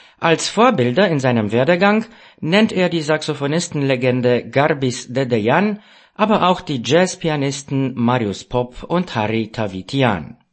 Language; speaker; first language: German; non-native, fluent; Romanian